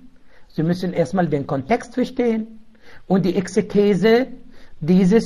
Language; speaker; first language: German; non-native, local second language; Arabic